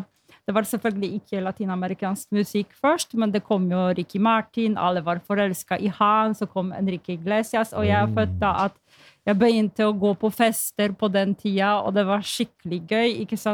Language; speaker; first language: Norwegian; non-native, fluent; Polish